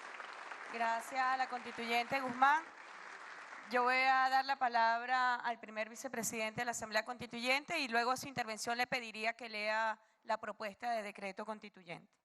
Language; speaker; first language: Spanish; native; Spanish